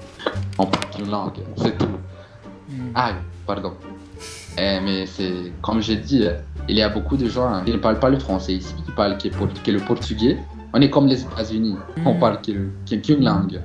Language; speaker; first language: French; non-native, fluent; Portuguese